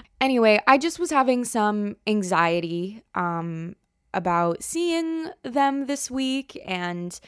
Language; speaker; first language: English; native; English